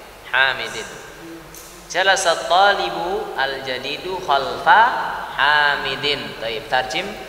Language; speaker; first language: Arabic; non-native, fluent; Indonesian